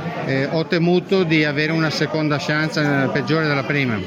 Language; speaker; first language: Italian; native; Italian